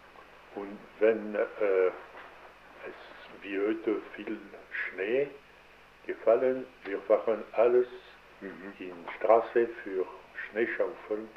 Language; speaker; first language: German; non-native, learner; French